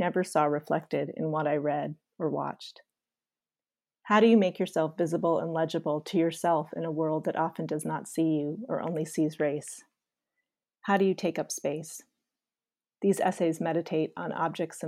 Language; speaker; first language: English; native; English